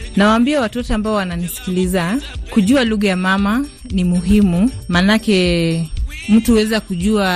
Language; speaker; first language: Swahili; non-native, local second language; Luo (Kenya and Tanzania)